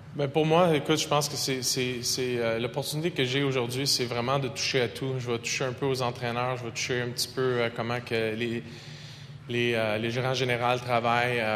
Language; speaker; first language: French; native; French